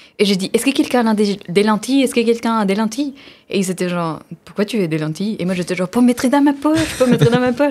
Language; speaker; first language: French; non-native, fluent; Spanish